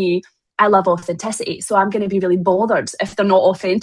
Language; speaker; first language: English; native; English